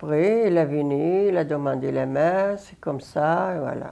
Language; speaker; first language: French; non-native, learner; Arabic